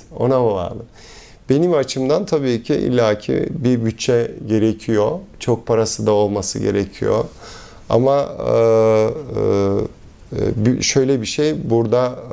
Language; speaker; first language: Turkish; early bilingual, heritage; Turkish